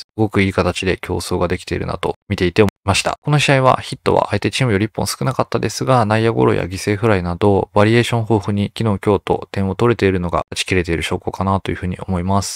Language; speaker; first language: Japanese; native; Japanese